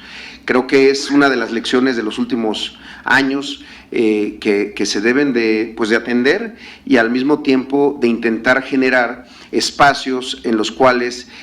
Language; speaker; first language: Spanish; native; Spanish